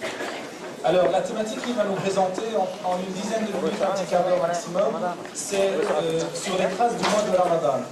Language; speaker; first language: French; native; French